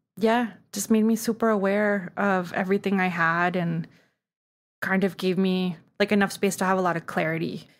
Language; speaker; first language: English; early bilingual, other home language; Spanish